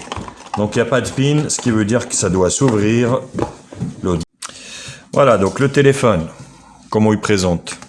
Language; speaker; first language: French; native; French